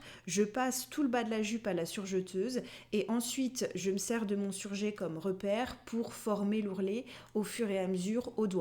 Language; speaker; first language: French; native; French